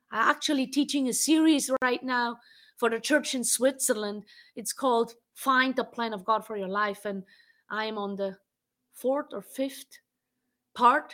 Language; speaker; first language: English; non-native, fluent; Swiss German